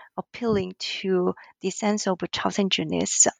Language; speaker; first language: English; non-native, fluent; Korean